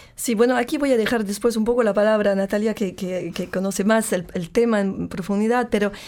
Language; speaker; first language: Spanish; non-native, fluent; French